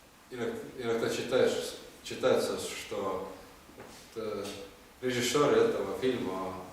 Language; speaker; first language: Russian; non-native, learner; Estonian